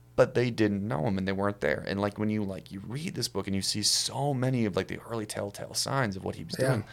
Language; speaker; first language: English; native; English